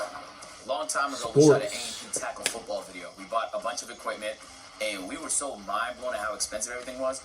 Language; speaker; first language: English; native; English